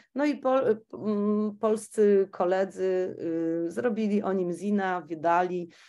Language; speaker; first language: Polish; native; Polish